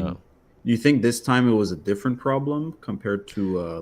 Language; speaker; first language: English; native; English